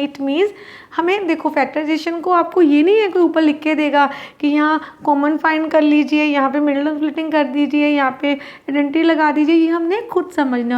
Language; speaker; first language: Hindi; native; Hindi